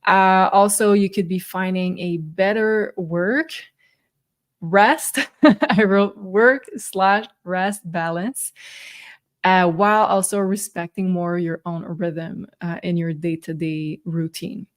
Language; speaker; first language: English; non-native, fluent; French